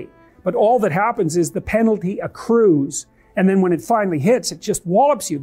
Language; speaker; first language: English; native; English